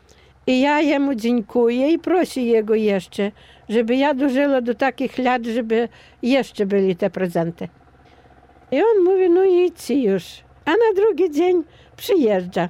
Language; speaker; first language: Polish; non-native, local second language; Ukrainian